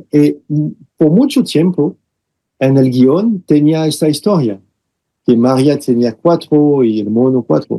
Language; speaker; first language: Spanish; non-native, fluent; French